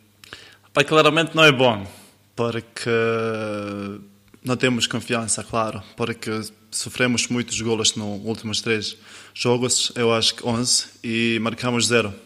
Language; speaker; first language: Portuguese; non-native, learner; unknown